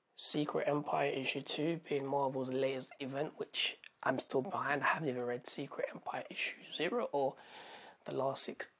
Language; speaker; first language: English; native; English